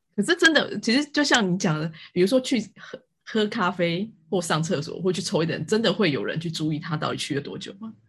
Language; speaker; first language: Chinese; native; Chinese